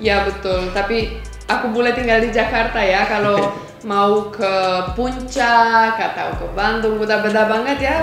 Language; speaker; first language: Indonesian; non-native, fluent; Romanian